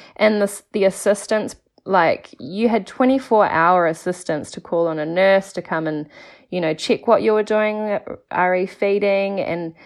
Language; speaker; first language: English; native; English